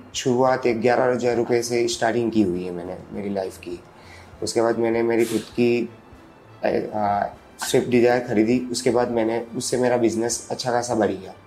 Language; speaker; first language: Hindi; native; Hindi